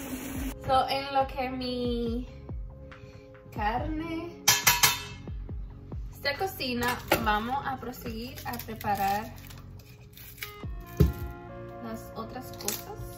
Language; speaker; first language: Spanish; early bilingual, heritage; Spanish